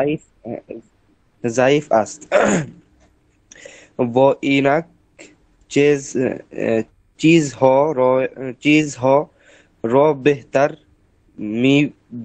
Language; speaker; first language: Persian; non-native, learner; Bangla